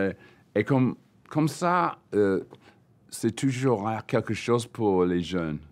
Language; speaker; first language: French; non-native, learner; English